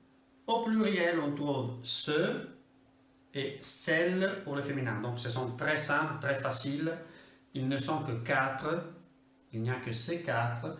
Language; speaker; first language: French; non-native, fluent; Italian